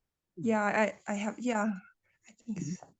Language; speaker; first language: English; non-native, learner; Chinese